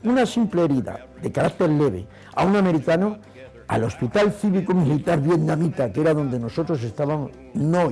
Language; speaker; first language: Spanish; native; Spanish